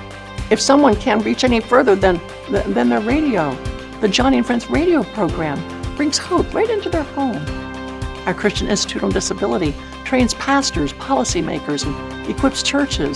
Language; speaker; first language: English; native; English